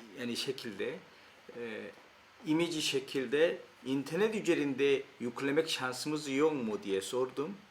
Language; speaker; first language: Turkish; non-native, fluent; Korean